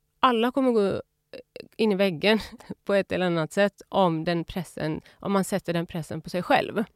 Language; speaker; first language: Swedish; early bilingual, other home language; Persian